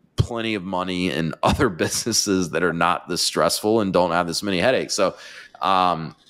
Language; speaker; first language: English; native; English